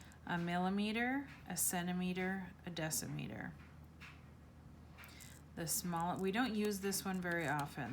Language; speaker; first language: English; native; English